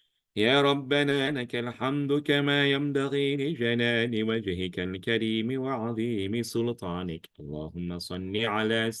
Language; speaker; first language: Arabic; non-native, fluent; Indonesian